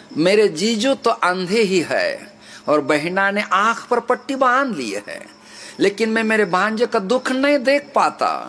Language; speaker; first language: Hindi; non-native, local second language; Marathi